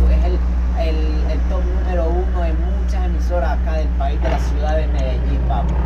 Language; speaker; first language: Spanish; native; Spanish